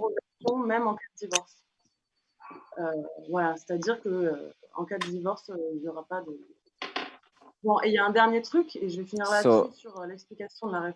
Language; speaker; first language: French; native; French